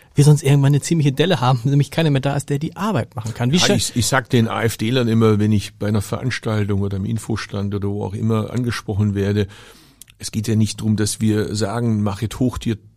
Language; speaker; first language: German; native; German